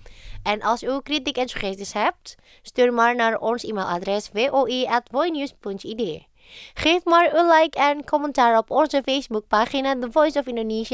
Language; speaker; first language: Dutch; non-native, fluent; Indonesian